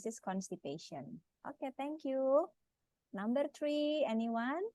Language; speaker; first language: English; non-native, fluent; Indonesian